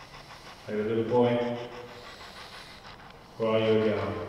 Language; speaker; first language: English; native; English